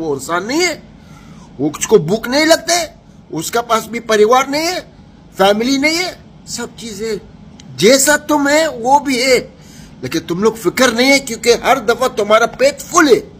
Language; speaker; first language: Hindi; non-native, fluent; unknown